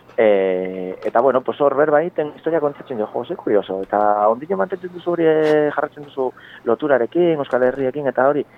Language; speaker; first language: Basque; non-native, fluent; Galician